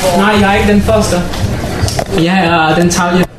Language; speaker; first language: Danish; non-native, learner; Mon